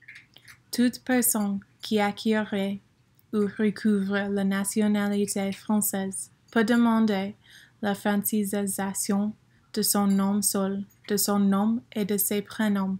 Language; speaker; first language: French; non-native, learner; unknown